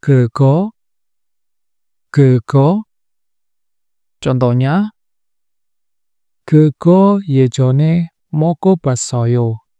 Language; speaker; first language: Korean; non-native, fluent; Indonesian